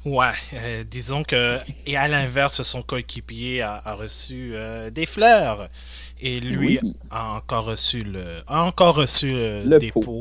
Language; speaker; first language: French; native; French